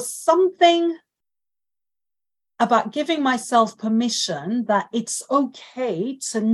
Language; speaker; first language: English; non-native, local second language; Yoruba